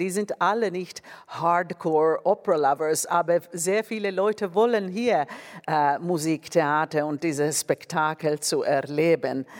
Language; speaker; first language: German; non-native, fluent; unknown